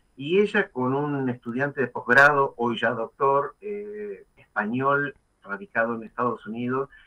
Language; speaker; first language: Spanish; native; Spanish